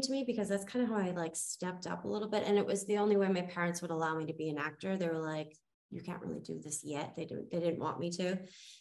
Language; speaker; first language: English; native; English